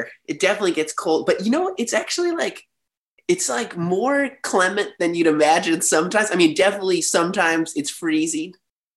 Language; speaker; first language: English; native; English